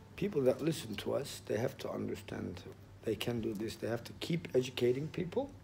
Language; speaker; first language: English; non-native, fluent; Turkish